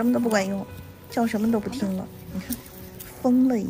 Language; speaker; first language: Chinese; native; Chinese